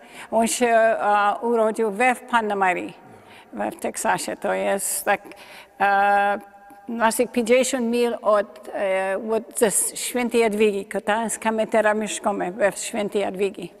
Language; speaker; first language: Polish; early bilingual, heritage; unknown